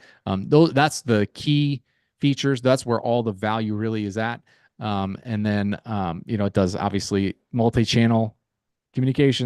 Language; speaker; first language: English; native; English